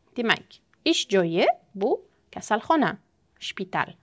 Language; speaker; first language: Polish; non-native, fluent; Uzbek